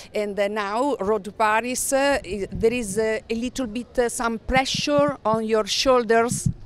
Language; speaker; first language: English; non-native, learner; Italian